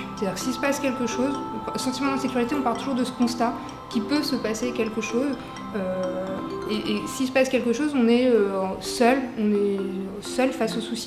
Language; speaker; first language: French; native; French